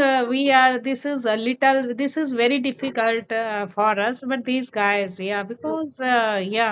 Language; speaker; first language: English; non-native, learner; Hindi